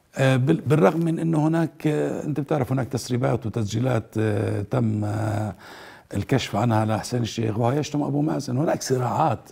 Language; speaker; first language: Arabic; native; Arabic